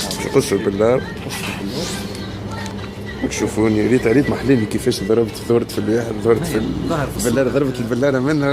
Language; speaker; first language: Arabic; native; Arabic